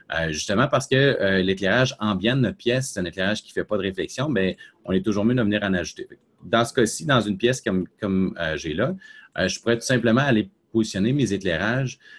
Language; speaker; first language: French; native; French